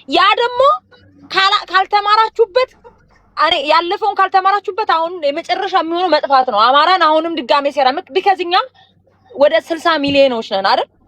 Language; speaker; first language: Amharic; native; Amharic